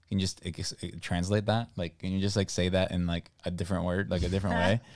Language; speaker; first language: English; non-native, fluent; Portuguese